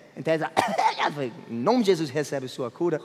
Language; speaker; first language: Portuguese; non-native, fluent; English